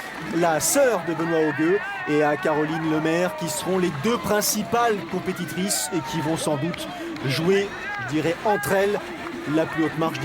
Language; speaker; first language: French; native; French